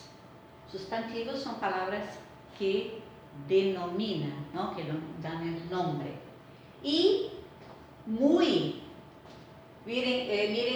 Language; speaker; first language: Spanish; non-native, fluent; Portuguese